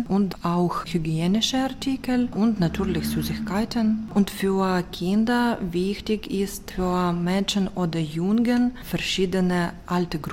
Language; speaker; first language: German; non-native, learner; Ukrainian